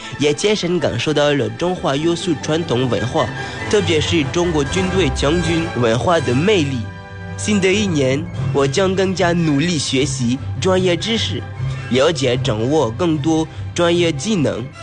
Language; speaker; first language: Chinese; non-native, learner; French